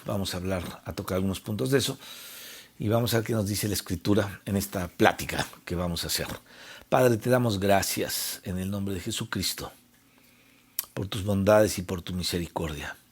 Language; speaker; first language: Spanish; native; Spanish